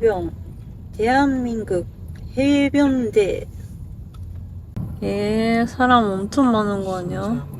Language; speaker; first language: Korean; non-native, fluent; Japanese